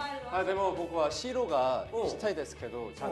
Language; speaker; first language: Japanese; non-native, learner; Korean